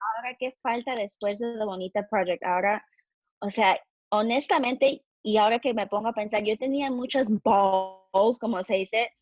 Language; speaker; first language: Spanish; early bilingual, heritage; Spanish